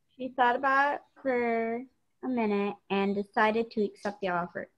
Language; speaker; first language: English; native; English